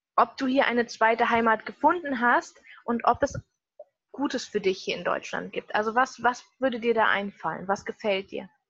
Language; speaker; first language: German; native; German